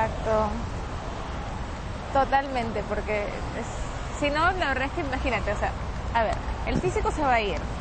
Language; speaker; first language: Spanish; native; Spanish